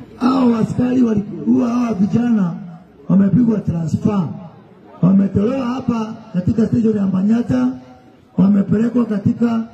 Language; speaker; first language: Swahili; non-native, local second language; Kikuyu